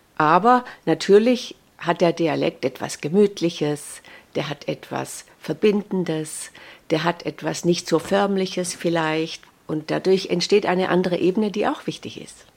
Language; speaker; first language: German; native; German